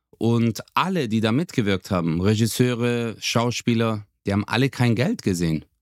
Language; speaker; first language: German; early bilingual, other home language; Turkish